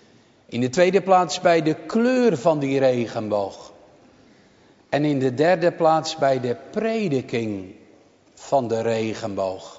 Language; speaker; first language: Dutch; native; Dutch